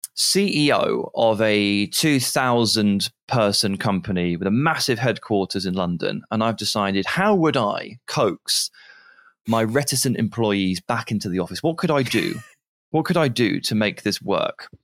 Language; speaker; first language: English; native; English